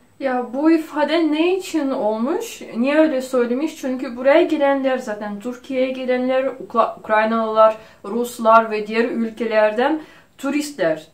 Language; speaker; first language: Turkish; non-native, fluent; Russian